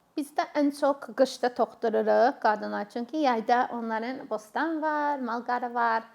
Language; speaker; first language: Azerbaijani; non-native, fluent; English